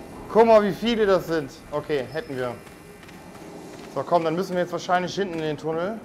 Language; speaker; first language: German; native; German